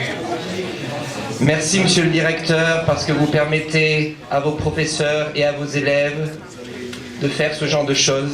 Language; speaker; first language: French; native; French